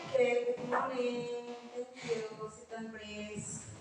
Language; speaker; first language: English; non-native, learner; Indonesian